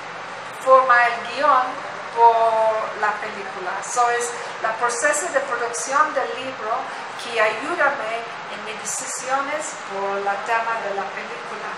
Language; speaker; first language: Spanish; non-native, learner; English